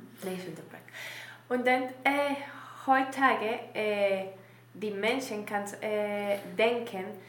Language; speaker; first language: German; non-native, learner; Spanish